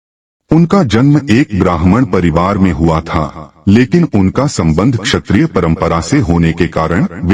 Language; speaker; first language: Hindi; native; Hindi